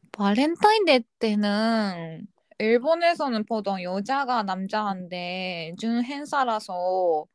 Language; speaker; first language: Korean; non-native, fluent; Japanese